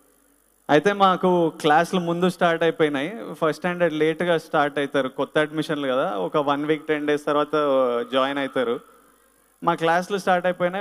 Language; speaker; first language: Telugu; native; Telugu